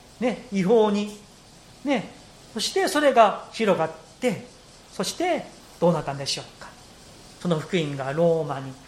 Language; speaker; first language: Japanese; non-native, fluent; Korean